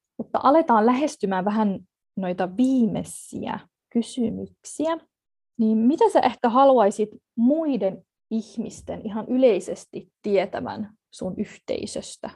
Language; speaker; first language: Finnish; early bilingual, other home language; Kurdish